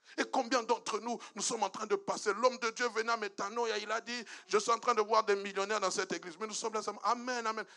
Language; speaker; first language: French; non-native, local second language; Lingala